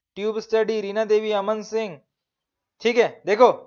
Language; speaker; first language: Hindi; native; Hindi